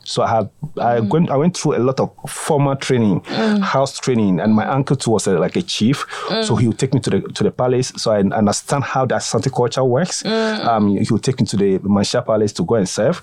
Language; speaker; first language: English; non-native, local second language; Akan